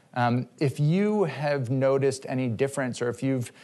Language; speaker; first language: English; native; English